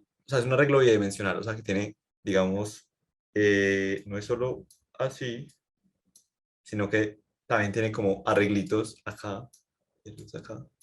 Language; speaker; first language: Spanish; native; Spanish